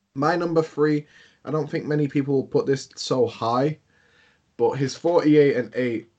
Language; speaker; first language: English; native; English